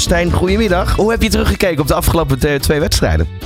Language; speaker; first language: Dutch; native; Dutch